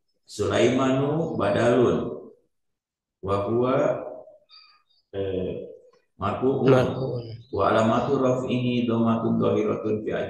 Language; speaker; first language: Arabic; non-native, learner; Indonesian